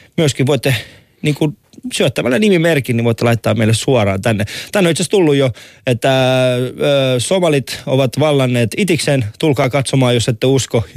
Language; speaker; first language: Finnish; early bilingual, other home language; Persian